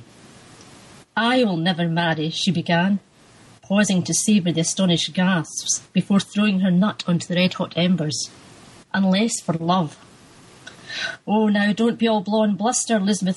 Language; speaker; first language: English; native; English